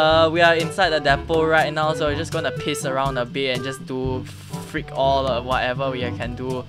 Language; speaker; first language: English; non-native, local second language; Korean